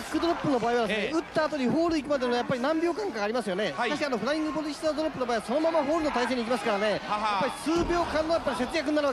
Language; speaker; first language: Japanese; native; Japanese